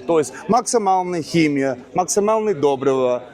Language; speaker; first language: Russian; non-native, learner; English